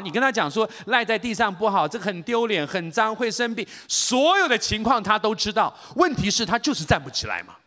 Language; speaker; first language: Chinese; native; Chinese